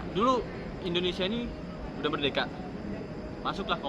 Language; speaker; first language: Indonesian; native; Indonesian